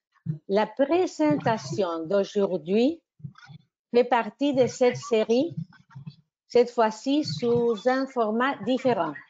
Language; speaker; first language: French; non-native, fluent; Spanish